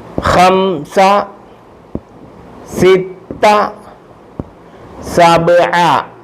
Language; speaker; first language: Arabic; non-native, fluent; Malayalam